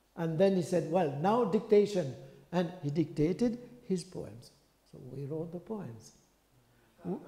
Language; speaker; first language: English; non-native, fluent; French